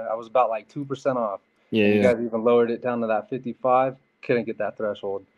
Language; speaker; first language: English; native; English